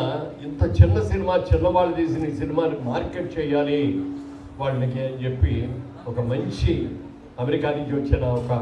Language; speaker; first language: Telugu; native; Telugu